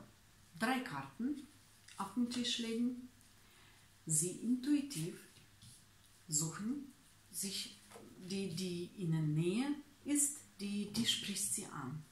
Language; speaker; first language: German; non-native, fluent; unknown